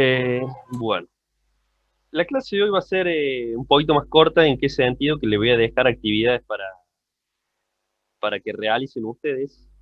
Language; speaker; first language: Spanish; native; Spanish